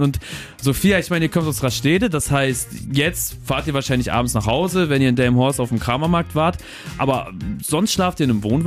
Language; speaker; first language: German; native; German